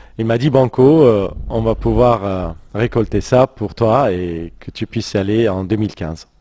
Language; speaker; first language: French; non-native, local second language; Armenian